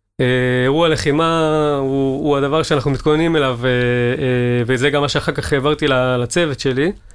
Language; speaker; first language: Hebrew; native; Hebrew